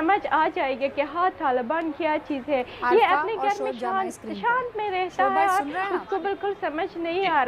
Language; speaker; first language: Hindi; non-native, learner; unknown